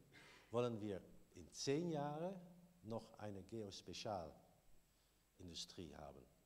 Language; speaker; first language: German; non-native, learner; Dutch